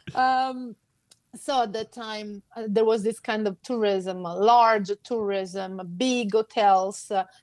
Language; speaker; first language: English; non-native, fluent; Sicilian